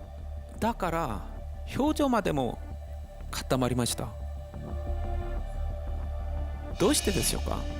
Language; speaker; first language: Japanese; non-native, learner; Korean